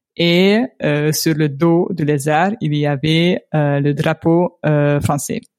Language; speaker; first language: French; non-native, fluent; Hungarian